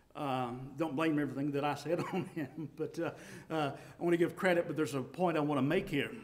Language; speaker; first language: English; native; English